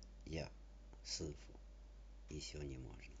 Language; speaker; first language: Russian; non-native, learner; Chinese